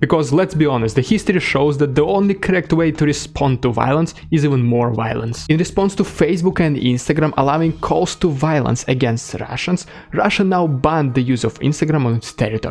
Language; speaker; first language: English; non-native, fluent; Russian